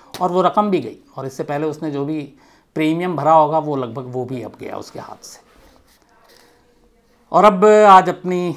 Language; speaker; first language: Hindi; native; Hindi